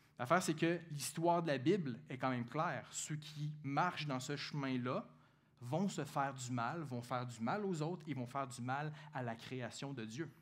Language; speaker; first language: French; native; French